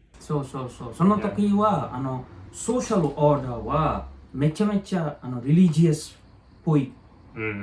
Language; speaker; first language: Japanese; non-native, learner; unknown